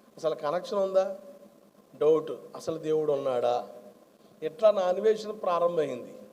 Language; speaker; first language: Telugu; non-native, local second language; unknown